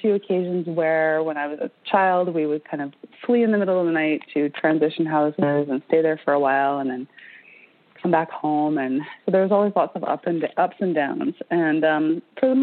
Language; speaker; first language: English; native; English